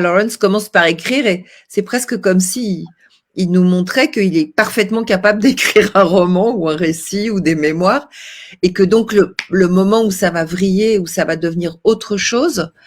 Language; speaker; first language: French; native; French